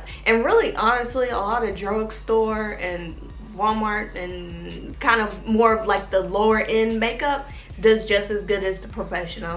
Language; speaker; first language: English; native; English